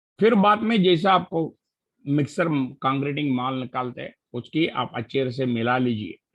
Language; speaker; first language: Hindi; non-native, local second language; Marathi